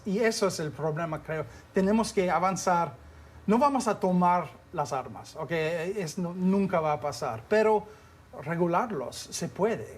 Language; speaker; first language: Spanish; non-native, fluent; English